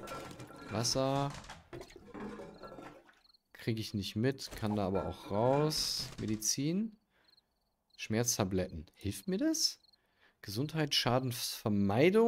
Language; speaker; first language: German; native; German